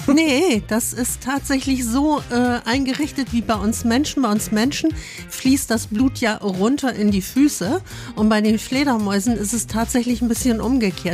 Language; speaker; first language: German; native; German